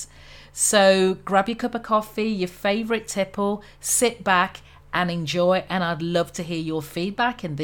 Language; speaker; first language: English; native; English